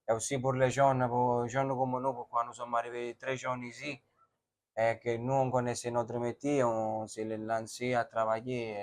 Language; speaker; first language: French; non-native, learner; Italian